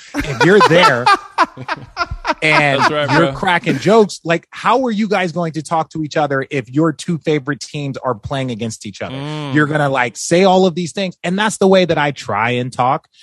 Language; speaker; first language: English; native; English